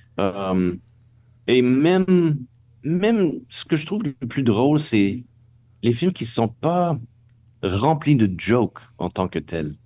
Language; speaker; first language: French; non-native, local second language; English